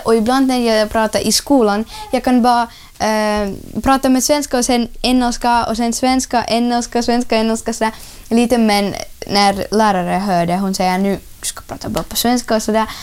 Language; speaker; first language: Swedish; non-native, learner; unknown